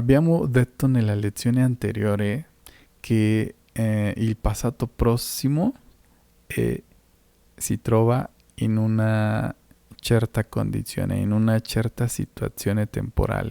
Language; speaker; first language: Italian; non-native, fluent; Spanish